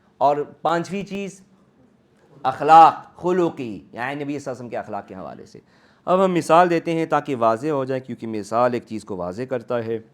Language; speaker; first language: Urdu; early bilingual, heritage; Urdu